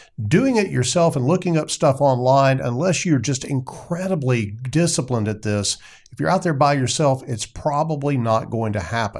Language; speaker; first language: English; native; English